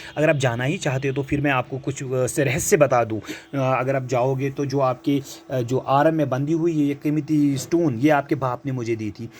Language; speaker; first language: Hindi; native; Hindi